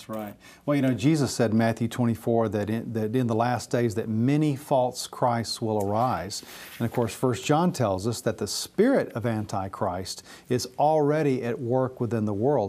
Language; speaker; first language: English; native; English